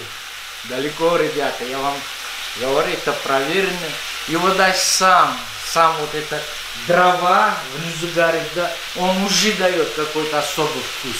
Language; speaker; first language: Russian; non-native, fluent; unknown